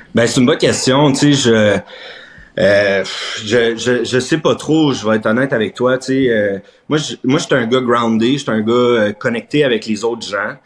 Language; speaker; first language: French; native; French